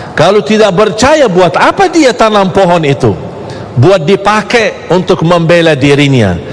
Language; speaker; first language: Malay; non-native, fluent; Arabic